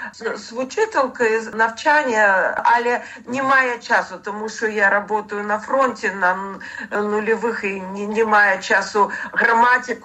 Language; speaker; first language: Ukrainian; non-native, learner; Russian